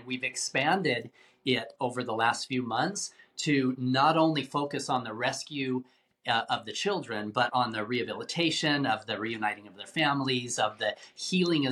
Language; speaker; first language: English; native; English